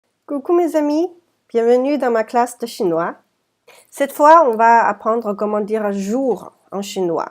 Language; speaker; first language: French; non-native, fluent; Chinese